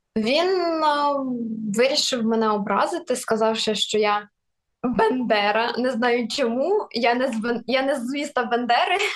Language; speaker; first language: Ukrainian; non-native, local second language; Russian